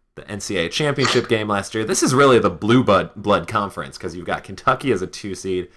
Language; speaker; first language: English; native; English